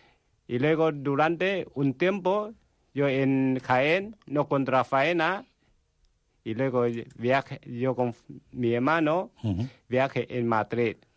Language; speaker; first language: Spanish; non-native, learner; Vietnamese